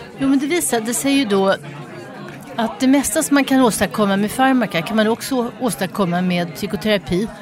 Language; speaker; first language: Swedish; native; Swedish